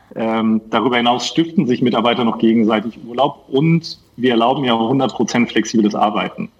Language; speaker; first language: German; native; German